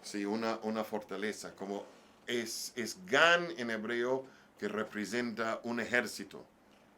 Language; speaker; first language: Spanish; non-native, learner; English